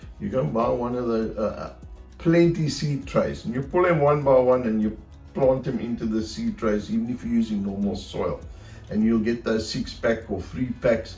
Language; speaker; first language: English; native; English